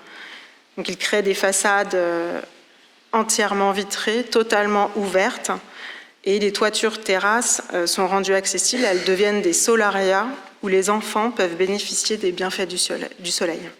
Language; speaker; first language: French; native; French